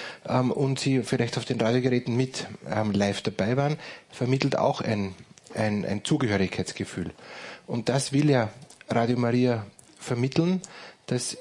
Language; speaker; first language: German; native; German